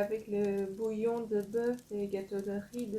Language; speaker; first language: French; non-native, fluent; Korean